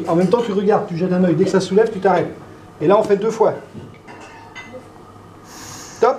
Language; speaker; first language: French; native; French